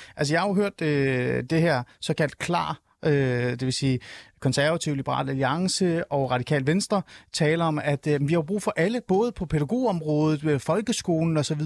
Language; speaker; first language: Danish; early bilingual, other home language; Somali